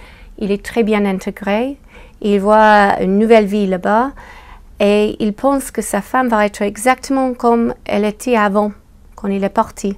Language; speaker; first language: French; non-native, fluent; English